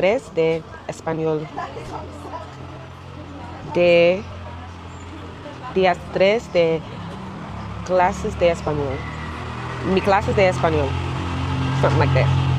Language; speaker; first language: Spanish; non-native, learner; English